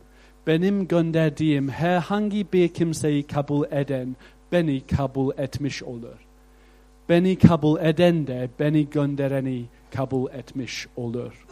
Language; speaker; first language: Turkish; non-native, fluent; English